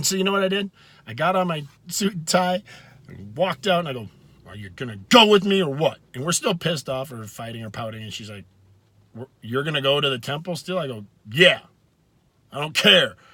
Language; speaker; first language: English; native; English